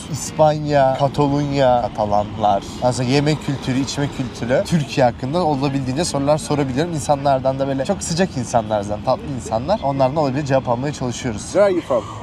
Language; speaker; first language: Turkish; native; Turkish